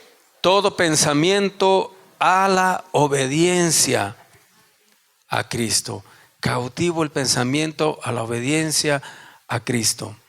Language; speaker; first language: Spanish; native; Spanish